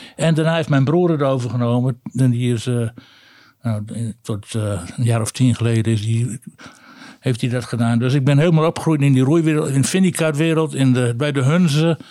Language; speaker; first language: Dutch; native; Dutch